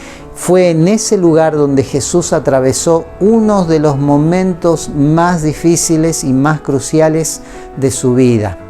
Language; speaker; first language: Spanish; native; Spanish